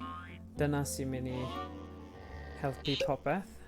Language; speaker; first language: Welsh; native; Welsh